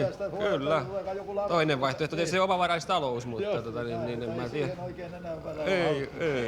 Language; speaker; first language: Finnish; native; Finnish